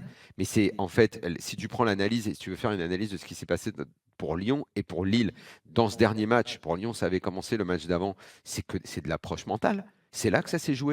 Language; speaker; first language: French; native; French